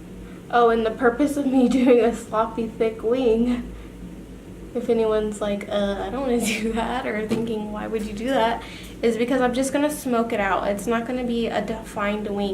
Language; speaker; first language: English; native; English